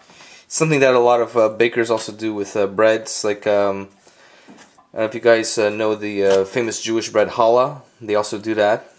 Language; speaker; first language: English; early bilingual, other home language; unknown